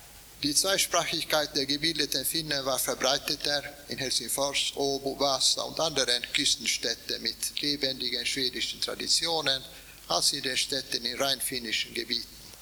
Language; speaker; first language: German; non-native, fluent; Swedish